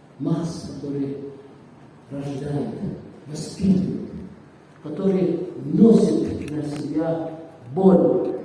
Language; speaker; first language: Russian; non-native, fluent; Arabic